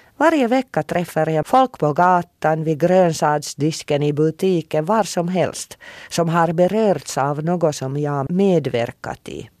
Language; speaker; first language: Swedish; non-native, local second language; Finnish